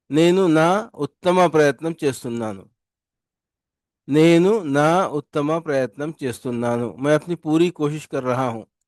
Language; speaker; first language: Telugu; non-native, local second language; Urdu